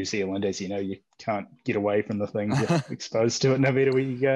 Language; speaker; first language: English; native; English